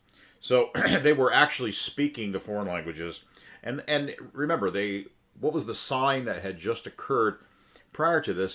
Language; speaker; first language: English; native; English